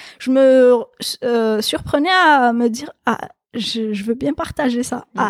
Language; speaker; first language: French; non-native, local second language; Kabyle